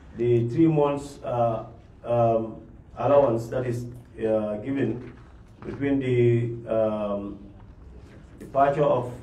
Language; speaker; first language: English; non-native, local second language; Mandingo